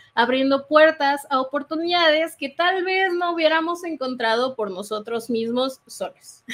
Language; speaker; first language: Spanish; native; Spanish